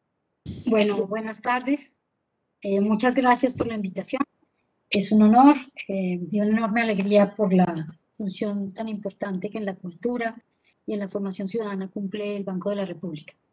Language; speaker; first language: Spanish; native; Spanish